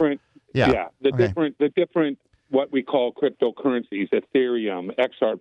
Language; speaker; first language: English; native; English